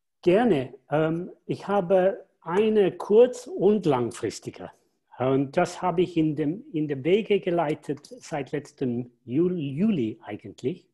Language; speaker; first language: German; non-native, fluent; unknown